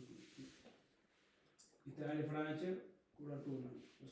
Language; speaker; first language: Italian; non-native, learner; Punjabi